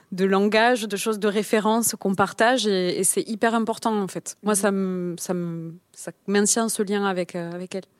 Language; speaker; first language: French; native; French